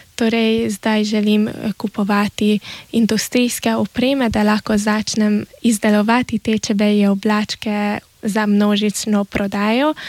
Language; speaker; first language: Slovenian; early bilingual, heritage; Slovenian